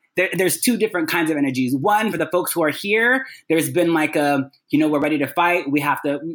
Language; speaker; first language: English; native; English